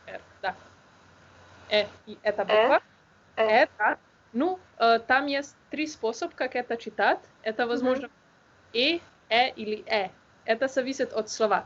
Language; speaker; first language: Russian; non-native, learner; Slovenian